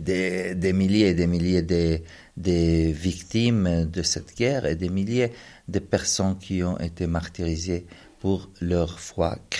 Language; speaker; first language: French; non-native, fluent; Arabic